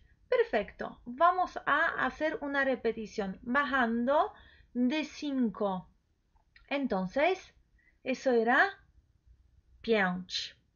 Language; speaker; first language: Spanish; non-native, fluent; Polish